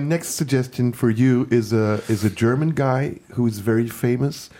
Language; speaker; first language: English; non-native, fluent; Turkish